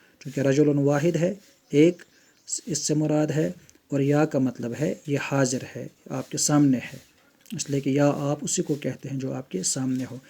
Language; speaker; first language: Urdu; non-native, local second language; Kashmiri